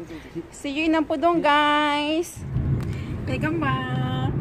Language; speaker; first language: English; non-native, local second language; Filipino